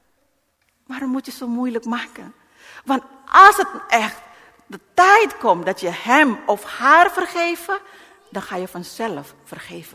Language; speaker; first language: Dutch; non-native, learner; Indonesian